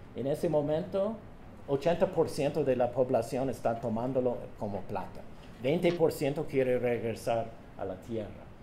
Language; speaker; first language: Spanish; non-native, fluent; English